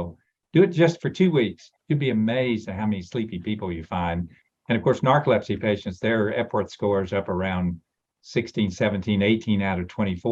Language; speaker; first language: English; native; English